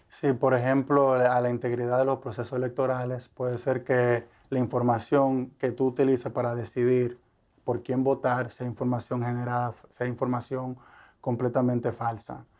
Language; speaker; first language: Spanish; native; Spanish